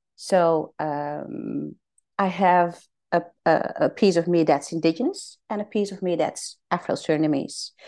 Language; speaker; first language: English; non-native, fluent; Dutch